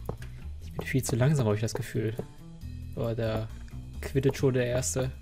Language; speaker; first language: German; native; German